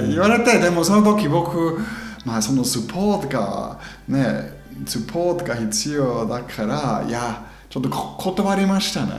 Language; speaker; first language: Japanese; non-native, fluent; German